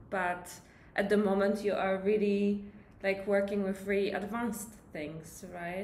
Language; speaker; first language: English; non-native, fluent; Polish